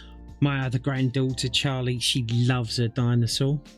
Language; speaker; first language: English; native; English